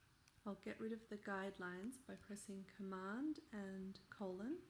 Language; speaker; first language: English; native; English